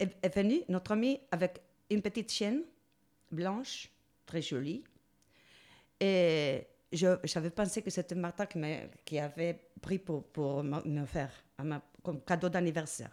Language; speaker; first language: French; non-native, learner; Spanish